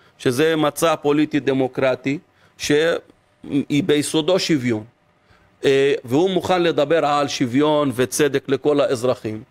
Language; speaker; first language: Hebrew; non-native, local second language; Arabic